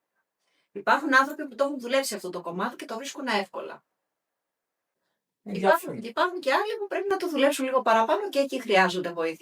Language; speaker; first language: Greek; native; Greek